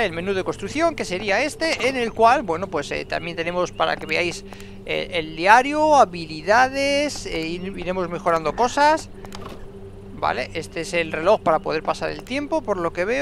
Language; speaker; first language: Spanish; native; Spanish